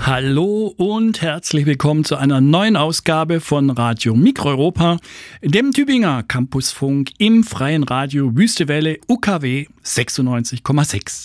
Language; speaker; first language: German; native; German